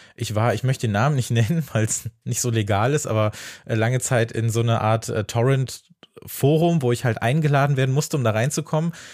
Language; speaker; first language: German; native; German